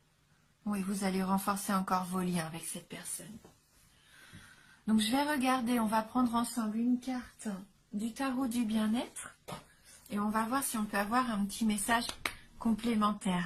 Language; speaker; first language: French; native; French